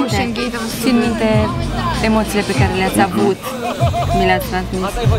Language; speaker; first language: Romanian; native; Romanian